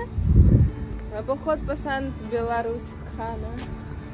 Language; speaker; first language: Hindi; non-native, learner; Russian